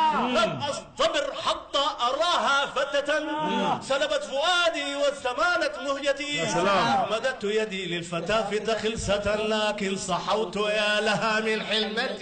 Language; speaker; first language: Arabic; native; Arabic